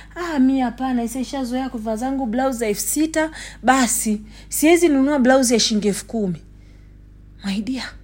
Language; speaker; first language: Swahili; native; Swahili